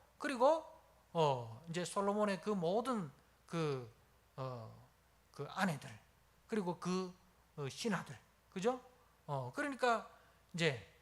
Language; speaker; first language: Korean; native; Korean